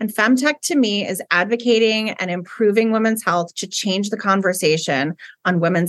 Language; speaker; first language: English; native; English